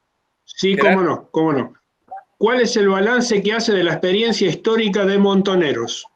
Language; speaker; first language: Spanish; native; Spanish